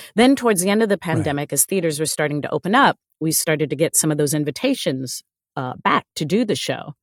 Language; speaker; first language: English; native; English